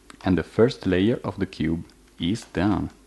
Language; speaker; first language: English; non-native, fluent; Italian